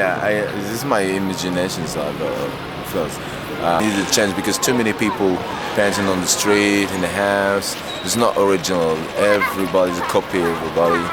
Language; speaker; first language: English; non-native, learner; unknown